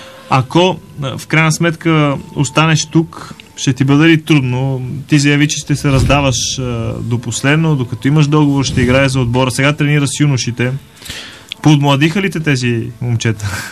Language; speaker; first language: Bulgarian; native; Bulgarian